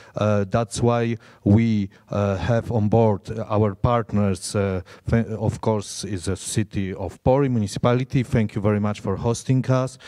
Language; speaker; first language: English; non-native, fluent; Polish